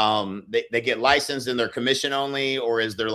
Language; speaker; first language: English; native; English